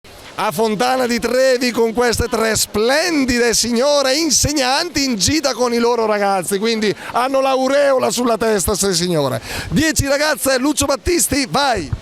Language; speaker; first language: Italian; native; Italian